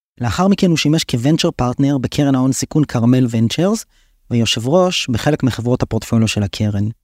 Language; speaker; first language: Hebrew; native; Hebrew